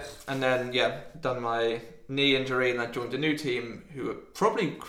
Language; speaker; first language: English; native; English